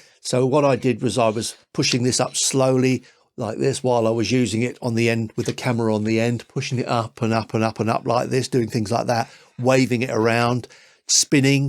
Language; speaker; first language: English; native; English